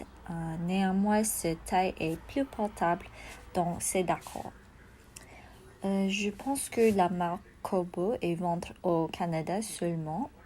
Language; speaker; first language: French; non-native, learner; English